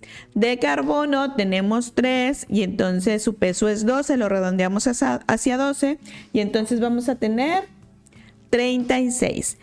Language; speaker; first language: Spanish; native; Spanish